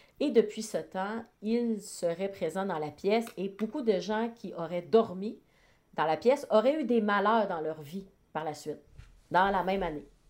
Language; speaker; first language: French; native; French